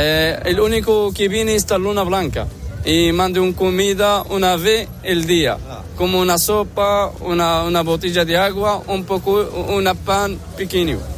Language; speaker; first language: Spanish; non-native, learner; Arabic